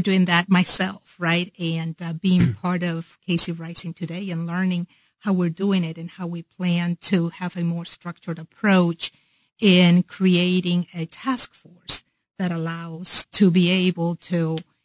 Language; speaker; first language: English; non-native, fluent; Spanish